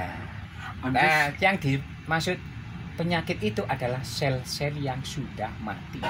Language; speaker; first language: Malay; non-native, local second language; Javanese